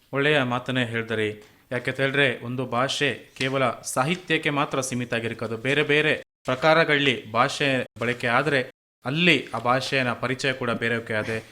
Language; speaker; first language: Kannada; native; Kannada